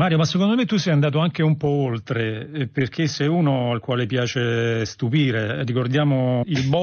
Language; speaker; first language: Italian; native; Italian